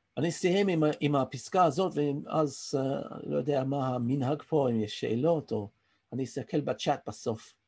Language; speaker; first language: Hebrew; non-native, fluent; English